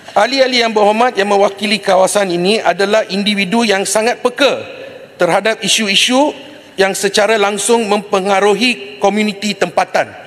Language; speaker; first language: Malay; non-native, local second language; Tamil